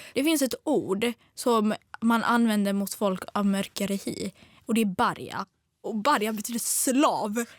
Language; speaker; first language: Swedish; early bilingual, other home language; Tigrinya